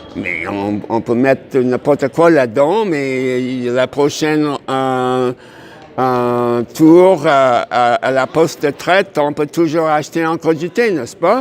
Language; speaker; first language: French; non-native, fluent; English